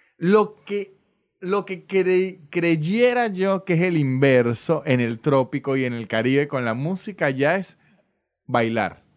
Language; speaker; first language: Spanish; native; Spanish